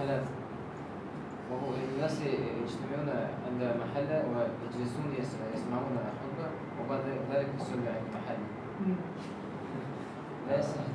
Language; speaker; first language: Arabic; non-native, learner; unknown